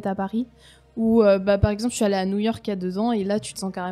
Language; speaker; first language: French; native; French